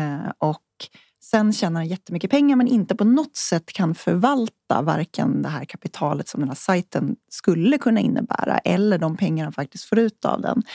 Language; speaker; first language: Swedish; native; Swedish